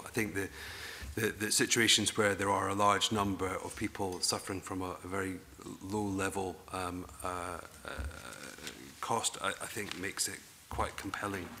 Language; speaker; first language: English; native; English